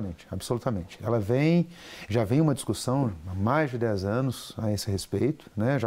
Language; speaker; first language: Portuguese; native; Portuguese